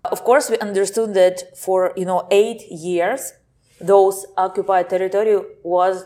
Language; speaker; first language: English; non-native, fluent; Ukrainian